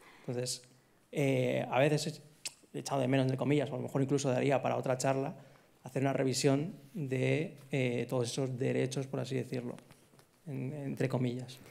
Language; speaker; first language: Spanish; native; Spanish